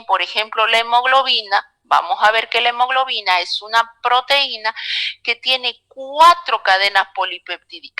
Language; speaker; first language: Spanish; native; Spanish